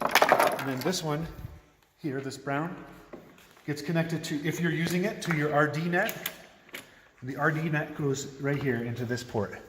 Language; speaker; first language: English; native; English